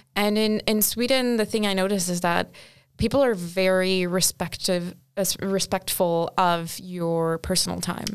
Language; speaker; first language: English; non-native, fluent; Portuguese